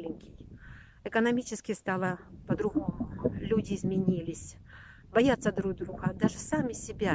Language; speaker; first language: Russian; native; Russian